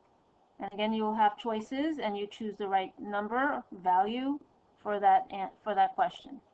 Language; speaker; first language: English; native; English